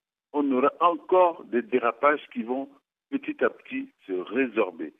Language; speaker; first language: French; non-native, local second language; Sango